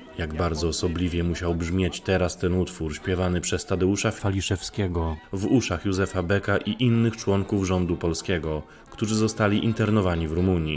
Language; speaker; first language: Polish; native; Polish